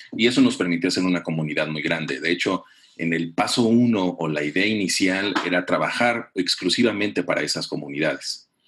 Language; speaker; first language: Spanish; native; Spanish